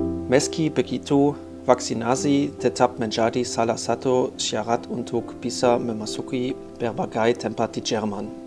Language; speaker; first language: Indonesian; non-native, fluent; German